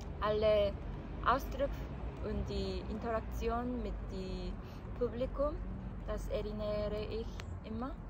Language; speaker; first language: German; non-native, learner; Korean